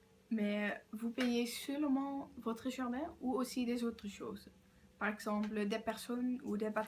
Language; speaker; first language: French; non-native, learner; Dutch